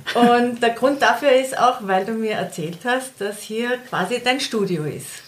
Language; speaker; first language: German; native; German